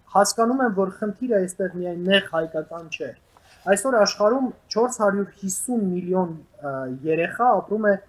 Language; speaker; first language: Armenian; native; Armenian